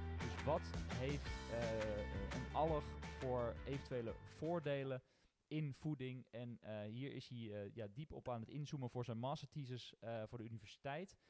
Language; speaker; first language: Dutch; native; Dutch